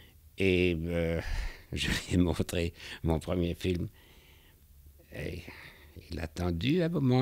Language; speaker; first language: French; non-native, fluent; German